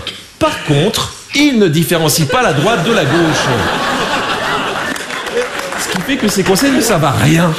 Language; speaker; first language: French; native; French